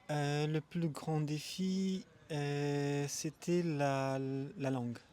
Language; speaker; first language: French; non-native, local second language; Malagasy